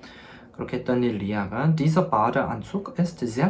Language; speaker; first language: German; non-native, fluent; Korean